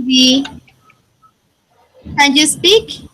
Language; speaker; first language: English; non-native, fluent; Spanish